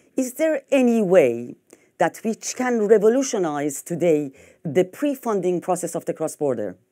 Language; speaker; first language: English; non-native, fluent; French